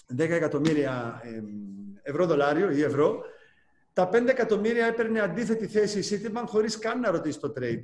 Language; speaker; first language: Greek; native; Greek